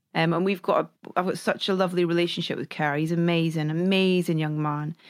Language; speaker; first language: English; native; English